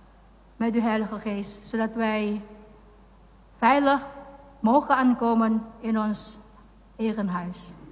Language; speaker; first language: Dutch; non-native, fluent; Indonesian